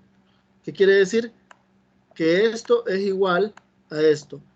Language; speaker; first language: Spanish; native; Spanish